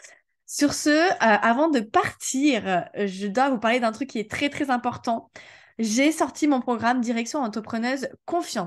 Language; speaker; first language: French; native; French